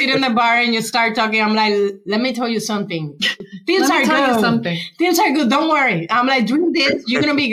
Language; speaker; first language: English; non-native, fluent; Spanish